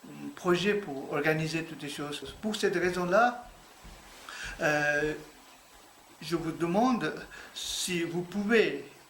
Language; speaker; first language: French; non-native, learner; Tibetan